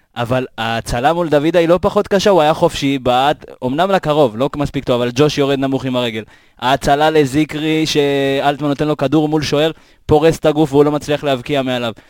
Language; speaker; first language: Hebrew; native; Hebrew